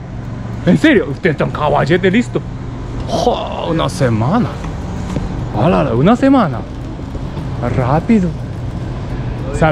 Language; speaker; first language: Spanish; non-native, learner; Japanese